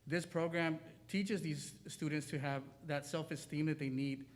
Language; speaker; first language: English; native; English